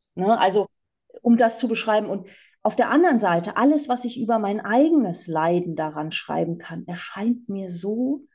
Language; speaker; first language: German; native; German